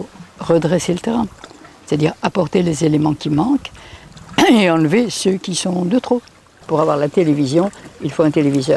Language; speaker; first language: French; native; French